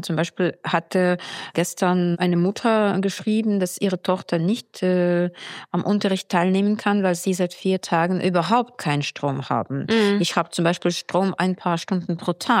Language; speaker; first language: German; non-native, fluent; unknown